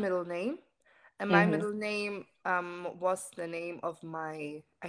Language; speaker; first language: English; non-native, fluent; German